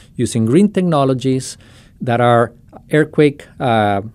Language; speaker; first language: English; non-native, fluent; Spanish